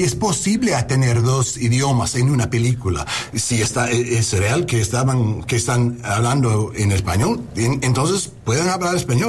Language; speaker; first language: Spanish; non-native, learner; English